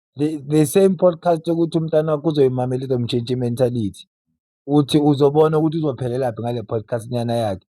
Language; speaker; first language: Zulu; native; Zulu